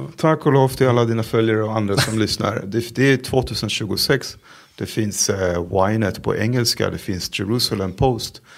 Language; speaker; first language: Swedish; non-native, fluent; Hebrew